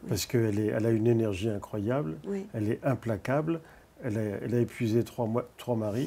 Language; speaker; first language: French; native; French